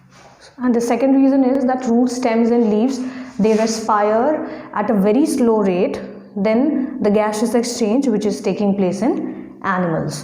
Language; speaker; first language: English; non-native, local second language; Hindi